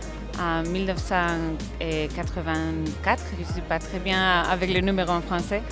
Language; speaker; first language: French; non-native, learner; Spanish